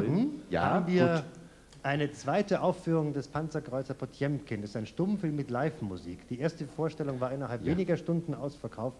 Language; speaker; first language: German; native; German